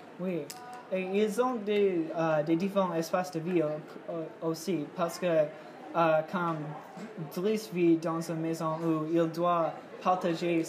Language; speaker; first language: French; non-native, learner; English